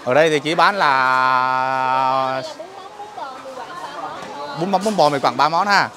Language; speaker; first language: Vietnamese; native; Vietnamese